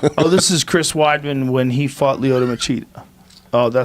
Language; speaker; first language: English; native; English